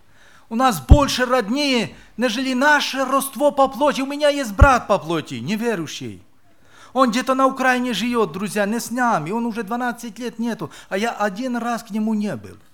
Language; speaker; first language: Russian; non-native, local second language; Romany